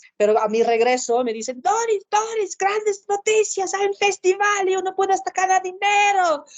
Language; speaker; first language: Spanish; non-native, fluent; German